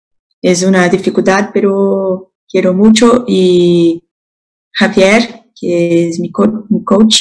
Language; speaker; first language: Spanish; non-native, learner; Portuguese